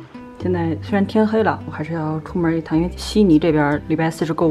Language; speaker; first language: Chinese; native; Chinese